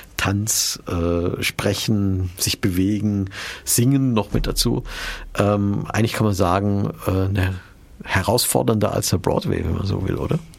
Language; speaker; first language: German; native; German